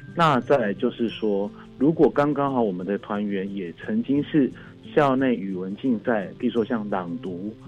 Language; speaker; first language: Chinese; native; Chinese